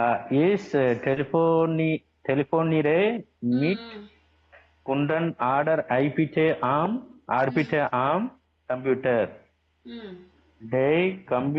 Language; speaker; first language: German; non-native, learner; Tamil